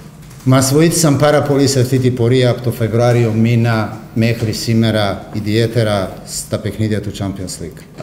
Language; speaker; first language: Greek; non-native, fluent; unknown